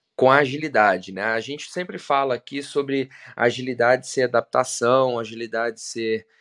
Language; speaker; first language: Portuguese; native; Portuguese